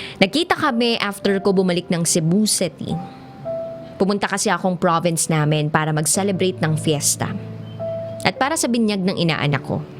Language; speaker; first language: Filipino; native; Filipino